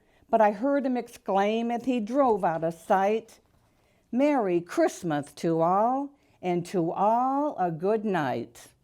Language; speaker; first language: English; native; English